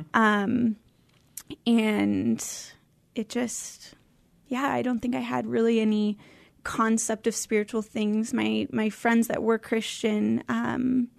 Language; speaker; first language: English; native; English